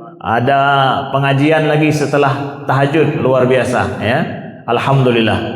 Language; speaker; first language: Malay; non-native, local second language; Achinese